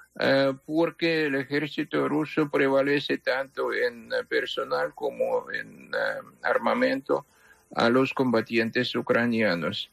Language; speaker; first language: Spanish; non-native, fluent; Ukrainian